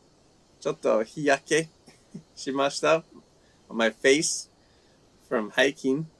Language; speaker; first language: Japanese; non-native, fluent; English